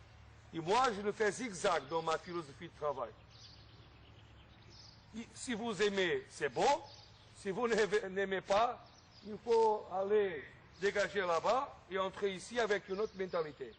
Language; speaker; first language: French; non-native, fluent; Portuguese